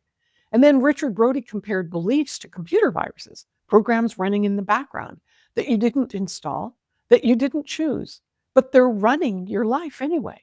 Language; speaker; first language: English; native; English